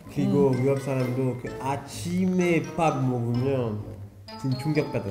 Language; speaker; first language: Korean; non-native, learner; French